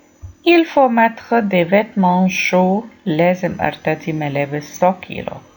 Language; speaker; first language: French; non-native, fluent; Arabic